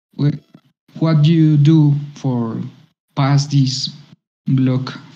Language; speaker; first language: English; non-native, learner; Spanish